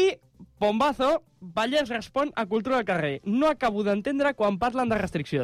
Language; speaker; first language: Catalan; native; Catalan